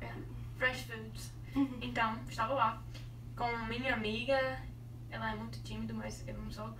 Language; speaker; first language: Portuguese; non-native, learner; English